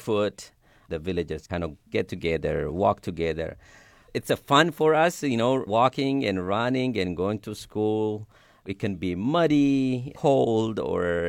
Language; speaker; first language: English; non-native, fluent; Sidamo